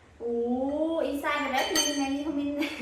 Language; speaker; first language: Korean; non-native, learner; Vietnamese